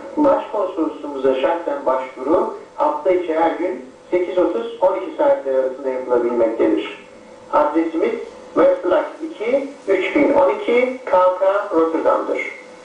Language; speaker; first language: Turkish; native; Turkish